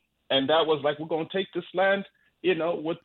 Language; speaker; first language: English; non-native, local second language; Shona